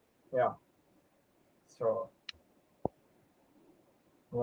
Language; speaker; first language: English; non-native, learner; Japanese